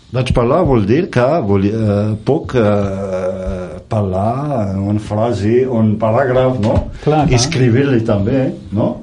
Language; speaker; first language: Catalan; non-native, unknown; Riffian